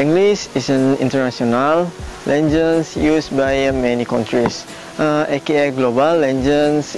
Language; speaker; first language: English; non-native, learner; Indonesian